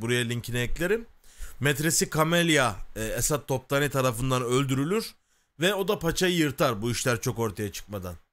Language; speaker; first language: Turkish; native; Turkish